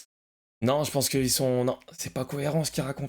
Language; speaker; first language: French; native; French